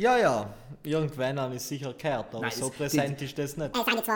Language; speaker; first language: German; native; German